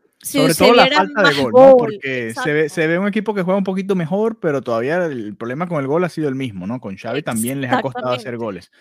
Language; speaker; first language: Spanish; native; Spanish